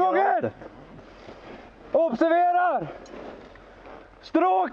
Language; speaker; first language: Swedish; native; Swedish